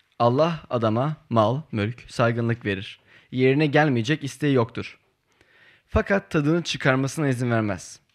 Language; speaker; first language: Turkish; native; Turkish